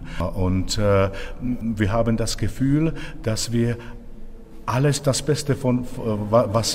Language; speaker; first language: German; non-native, fluent; Czech